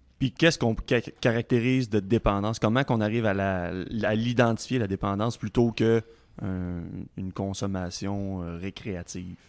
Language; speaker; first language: French; native; French